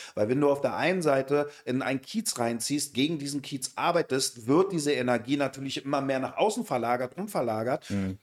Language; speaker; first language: German; native; German